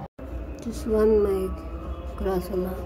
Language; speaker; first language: English; non-native, learner; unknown